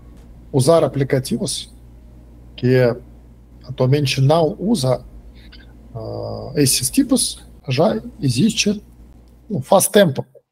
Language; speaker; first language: Portuguese; non-native, fluent; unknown